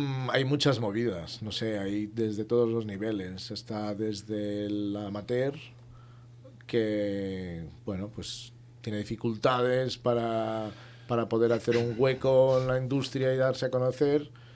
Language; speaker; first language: Spanish; native; Spanish